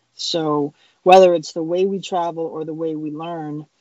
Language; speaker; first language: English; native; English